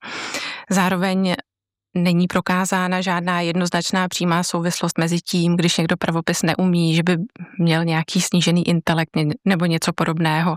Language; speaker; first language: Czech; native; Czech